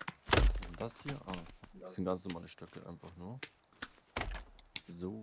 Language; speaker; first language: German; native; German